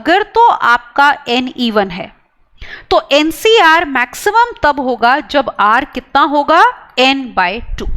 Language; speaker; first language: Hindi; native; Hindi